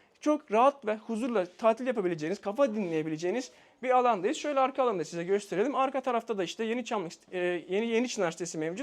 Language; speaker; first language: Turkish; native; Turkish